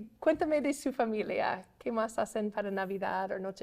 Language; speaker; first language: Spanish; non-native, fluent; English